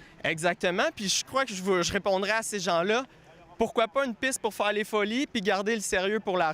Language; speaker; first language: French; native; French